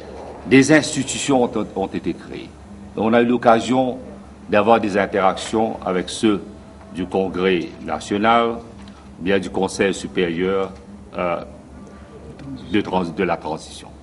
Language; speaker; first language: French; non-native, local second language; Morisyen